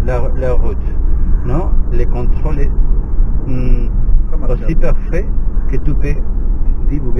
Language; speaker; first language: French; non-native, learner; Spanish